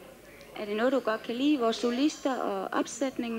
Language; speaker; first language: Danish; native; Danish